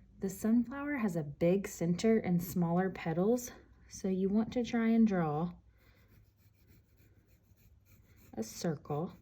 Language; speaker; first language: English; native; English